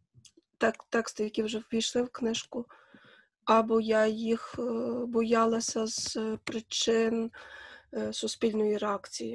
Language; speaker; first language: Ukrainian; native; Ukrainian